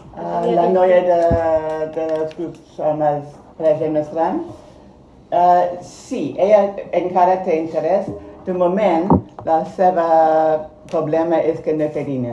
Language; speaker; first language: Catalan; non-native, fluent; Spanish